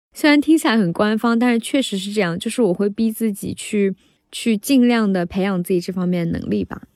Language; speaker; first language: Chinese; native; Chinese